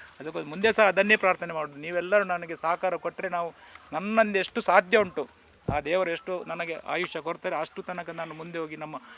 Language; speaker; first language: Kannada; native; Kannada